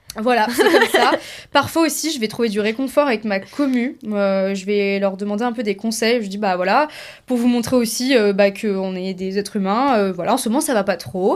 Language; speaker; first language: French; native; French